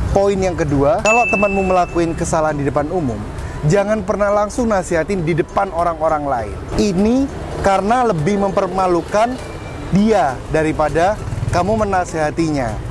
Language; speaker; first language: Indonesian; native; Indonesian